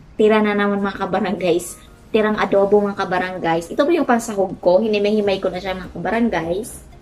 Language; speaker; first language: Filipino; non-native, local second language; Cebuano